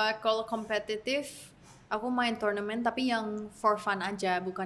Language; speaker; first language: Indonesian; early bilingual, heritage; English